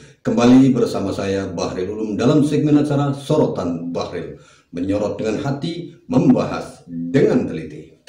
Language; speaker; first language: Indonesian; native; Indonesian